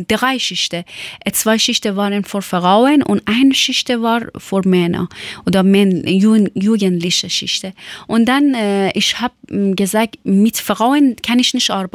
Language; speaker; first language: German; non-native, learner; Persian